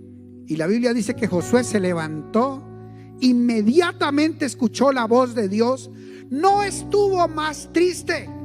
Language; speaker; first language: Spanish; native; Spanish